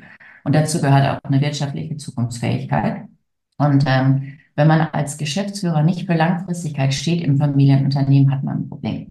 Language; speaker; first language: German; native; German